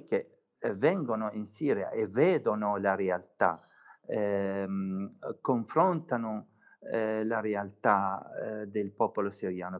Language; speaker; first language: Italian; non-native, fluent; Arabic